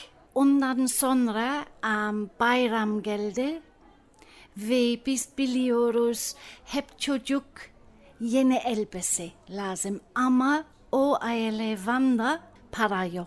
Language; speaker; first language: Turkish; non-native, learner; English